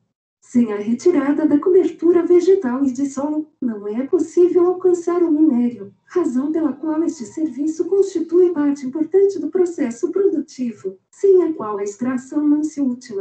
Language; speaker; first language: Portuguese; native; Portuguese